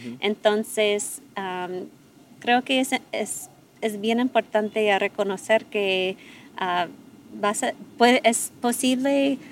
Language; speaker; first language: Spanish; non-native, fluent; English